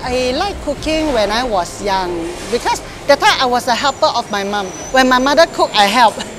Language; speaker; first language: English; non-native, local second language; Min Nan Chinese